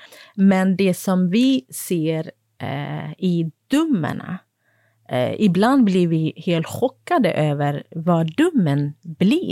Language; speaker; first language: Swedish; non-native, fluent; Kurdish